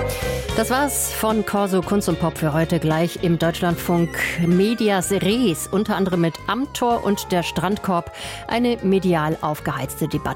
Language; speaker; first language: German; native; German